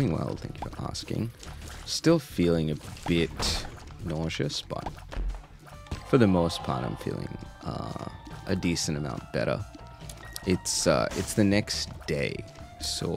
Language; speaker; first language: English; native; English